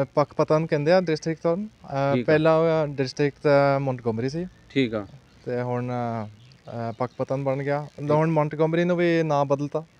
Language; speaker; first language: Punjabi; early bilingual, heritage; Norwegian